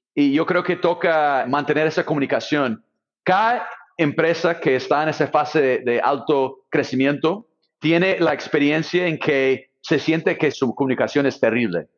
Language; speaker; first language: Spanish; non-native, fluent; English